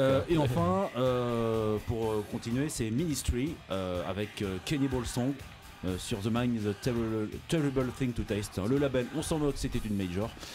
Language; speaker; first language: French; native; French